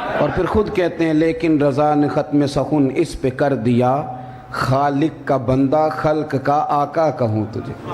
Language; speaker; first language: Urdu; non-native, local second language; Punjabi